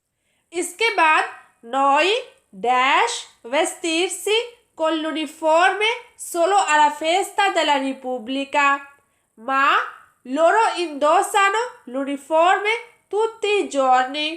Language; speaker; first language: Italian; non-native, fluent; Urdu